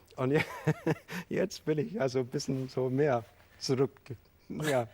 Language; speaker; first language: German; non-native, fluent; English